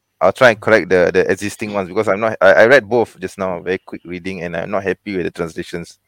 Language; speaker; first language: English; non-native, local second language; Malay